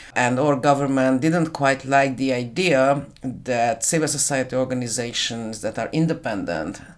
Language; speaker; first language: English; non-native, fluent; Hungarian